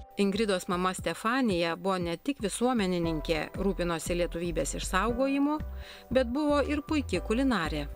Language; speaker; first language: Lithuanian; native; Lithuanian